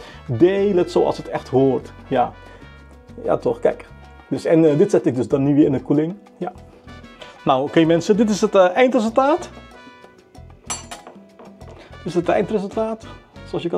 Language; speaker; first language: Dutch; native; Dutch